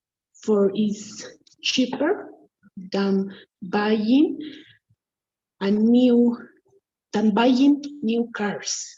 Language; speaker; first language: English; non-native, learner; Spanish